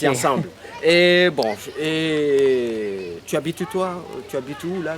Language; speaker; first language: French; non-native, local second language; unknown